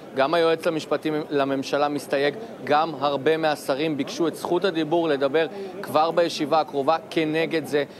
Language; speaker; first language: Hebrew; native; Hebrew